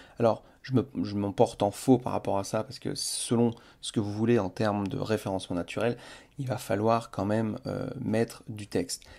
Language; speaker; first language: French; native; French